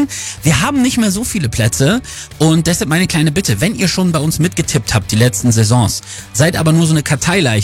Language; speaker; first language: German; native; German